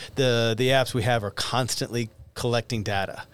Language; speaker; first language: English; native; English